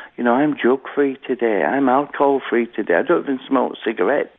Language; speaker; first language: English; native; English